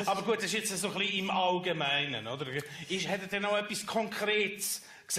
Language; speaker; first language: German; native; German